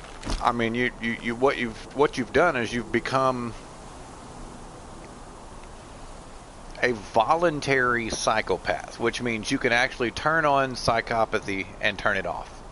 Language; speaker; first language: English; native; English